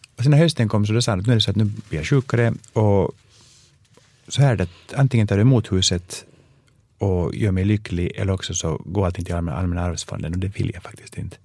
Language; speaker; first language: Swedish; native; Swedish